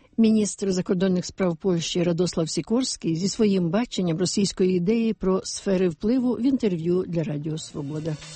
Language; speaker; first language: Ukrainian; native; Ukrainian